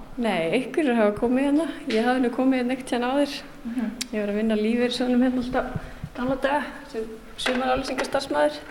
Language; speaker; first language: Icelandic; native; Icelandic